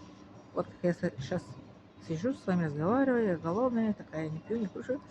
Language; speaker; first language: Russian; non-native, fluent; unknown